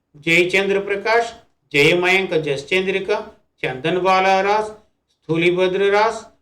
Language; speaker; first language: Hindi; non-native, local second language; Telugu